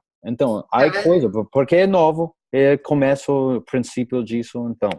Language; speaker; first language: Portuguese; non-native, learner; English